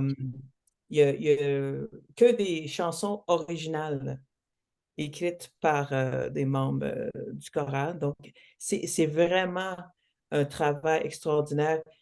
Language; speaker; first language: French; non-native, local second language; English